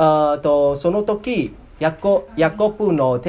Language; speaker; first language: Japanese; non-native, learner; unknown